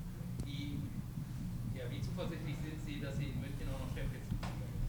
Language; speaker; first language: German; native; German